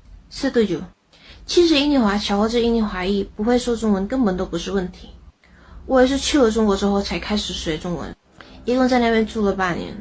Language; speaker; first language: Chinese; early bilingual, heritage; Indonesian